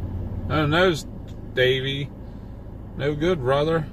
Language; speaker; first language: English; native; English